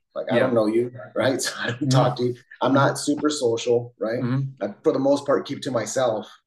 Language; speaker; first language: English; native; English